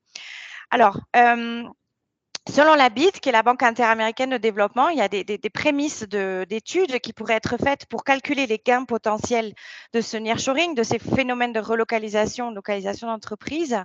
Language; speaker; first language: French; native; French